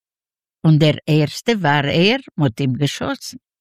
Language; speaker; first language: German; non-native, learner; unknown